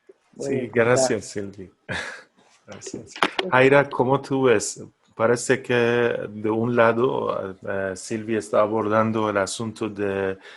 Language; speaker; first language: Spanish; non-native, fluent; Persian